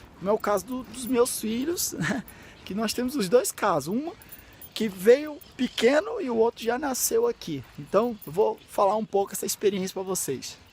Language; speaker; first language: Portuguese; native; Portuguese